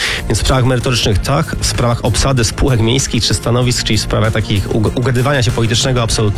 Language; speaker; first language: Polish; native; Polish